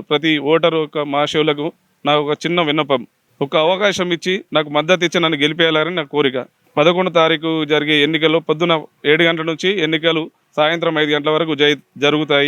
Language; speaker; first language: Telugu; native; Telugu